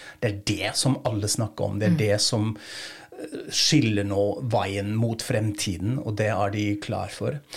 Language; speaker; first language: Norwegian; non-native, fluent; German